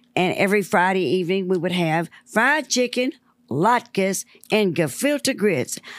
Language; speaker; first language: English; native; English